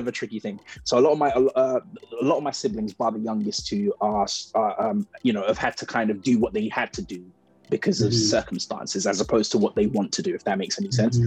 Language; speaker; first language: English; native; English